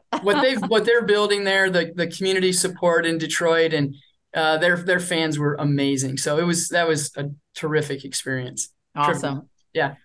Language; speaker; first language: English; native; English